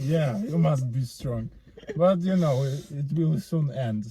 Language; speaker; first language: English; non-native, fluent; Polish